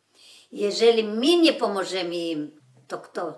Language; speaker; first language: Polish; early bilingual, other home language; Macedonian